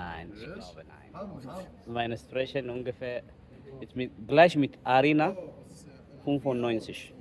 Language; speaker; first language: German; non-native, learner; Amharic